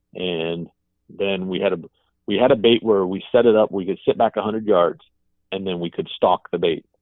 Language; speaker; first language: English; native; English